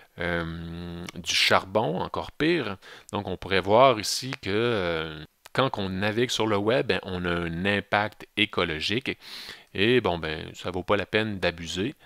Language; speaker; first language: French; native; French